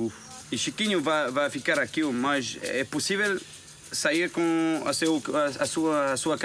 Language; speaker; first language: Portuguese; non-native, learner; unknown